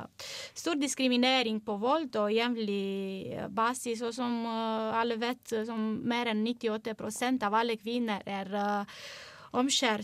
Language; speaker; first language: Norwegian; non-native, fluent; Romanian